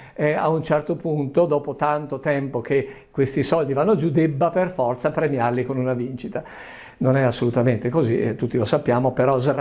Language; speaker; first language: Italian; native; Italian